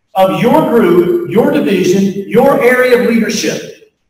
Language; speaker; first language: English; native; English